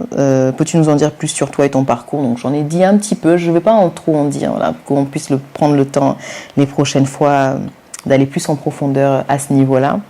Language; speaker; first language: French; non-native, local second language; Wolof